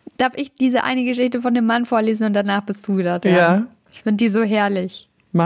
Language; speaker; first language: German; native; German